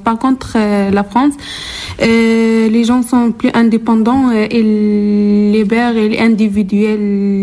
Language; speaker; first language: French; non-native, learner; Arabic